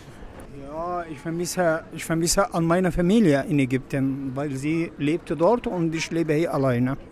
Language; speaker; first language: German; non-native, learner; Arabic